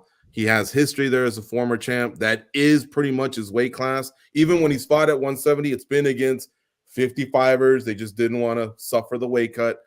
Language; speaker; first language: English; native; English